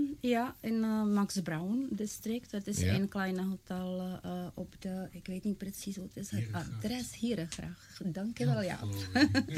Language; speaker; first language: Dutch; non-native, fluent; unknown